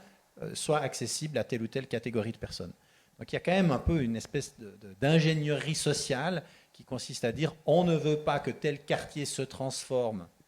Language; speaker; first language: French; native; French